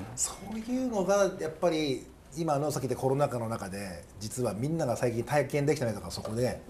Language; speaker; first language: Japanese; native; Japanese